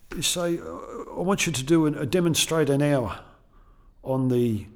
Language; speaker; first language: English; native; English